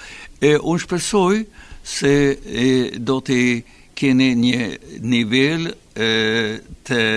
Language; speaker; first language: Albanian; non-native, fluent; Swedish